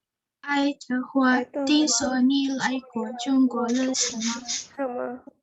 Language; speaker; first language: Chinese; non-native, learner; Indonesian